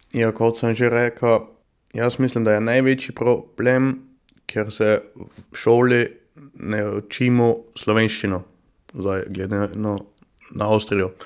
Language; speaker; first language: Slovenian; early bilingual, heritage; German